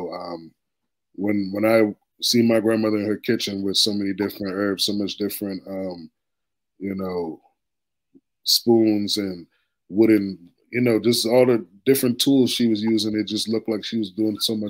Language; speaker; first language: English; native; English